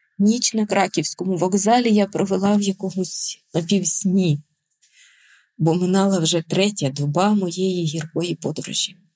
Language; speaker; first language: Ukrainian; non-native, local second language; Russian